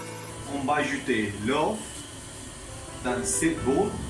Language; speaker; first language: French; non-native, learner; Spanish